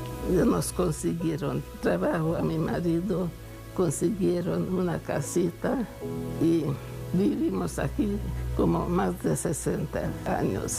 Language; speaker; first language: Spanish; non-native, fluent; Hungarian